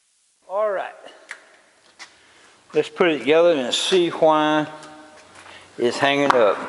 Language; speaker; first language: English; native; English